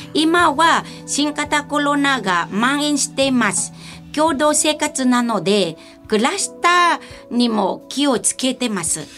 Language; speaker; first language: Japanese; non-native, fluent; Vietnamese